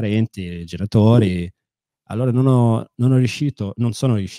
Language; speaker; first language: Italian; non-native, fluent; English